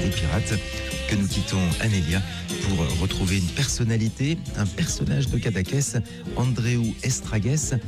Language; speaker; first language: French; native; French